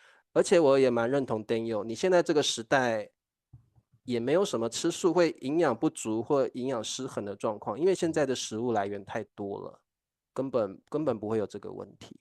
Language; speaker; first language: Chinese; native; Chinese